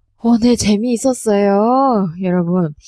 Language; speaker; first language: Korean; non-native, learner; Indonesian